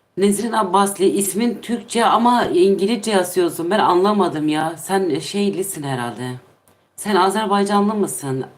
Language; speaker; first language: Turkish; non-native, local second language; Kurdish